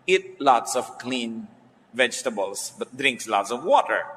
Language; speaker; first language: English; non-native, local second language; Filipino